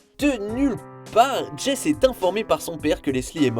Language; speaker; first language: French; native; French